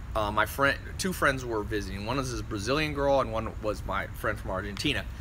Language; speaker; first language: English; native; English